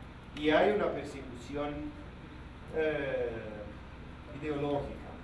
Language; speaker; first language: Spanish; non-native, fluent; Italian